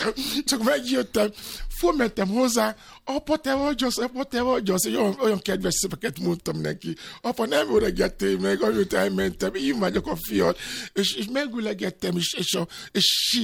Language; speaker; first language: Hungarian; non-native, fluent; Yoruba